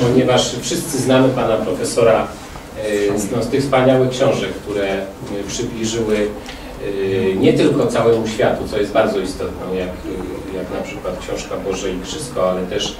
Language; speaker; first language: Polish; native; Polish